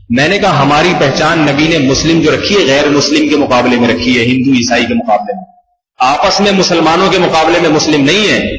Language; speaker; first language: Urdu; native; Urdu